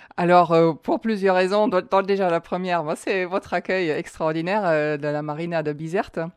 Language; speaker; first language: French; non-native, fluent; German